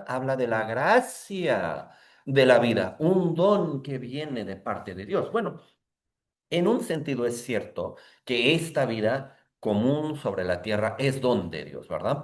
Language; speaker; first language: Spanish; native; Spanish